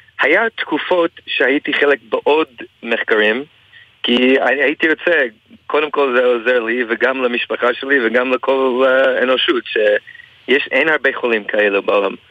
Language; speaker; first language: Hebrew; non-native, fluent; English